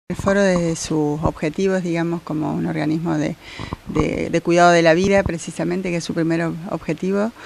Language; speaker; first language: Spanish; native; Spanish